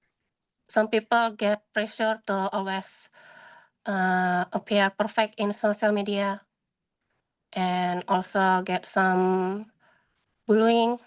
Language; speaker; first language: English; non-native, learner; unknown